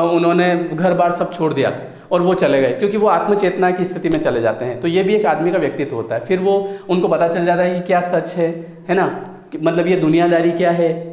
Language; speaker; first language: Hindi; native; Hindi